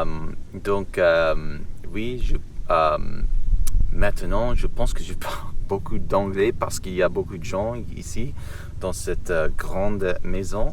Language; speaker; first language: French; non-native, learner; English